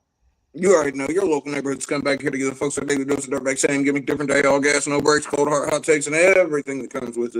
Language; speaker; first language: English; native; English